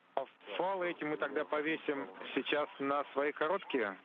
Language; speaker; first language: Russian; native; Russian